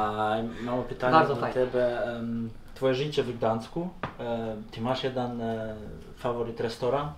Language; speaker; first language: Polish; non-native, learner; Serbian